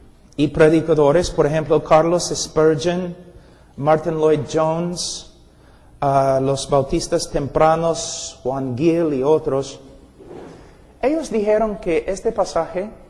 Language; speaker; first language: Spanish; non-native, fluent; English